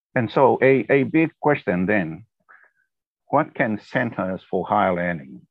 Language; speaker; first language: English; non-native, fluent; Tongan